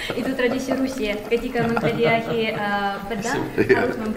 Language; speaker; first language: Indonesian; non-native, fluent; Russian